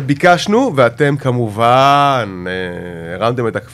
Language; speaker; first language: Hebrew; native; Hebrew